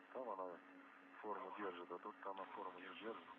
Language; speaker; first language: Russian; native; Russian